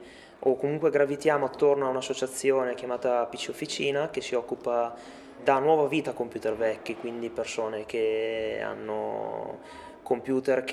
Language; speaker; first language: Italian; native; Italian